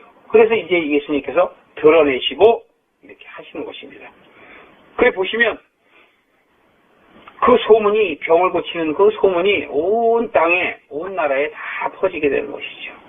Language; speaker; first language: Korean; native; Korean